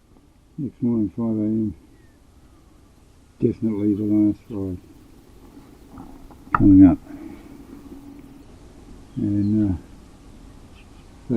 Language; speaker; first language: English; native; English